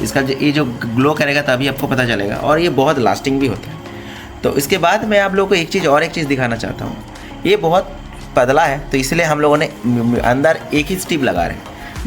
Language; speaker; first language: Hindi; non-native, local second language; Odia